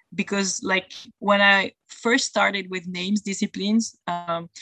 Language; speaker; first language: English; non-native, fluent; French